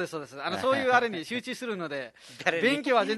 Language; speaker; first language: Japanese; non-native, fluent; Nepali